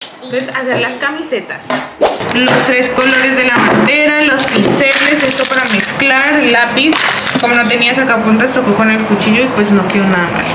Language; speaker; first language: Spanish; native; Spanish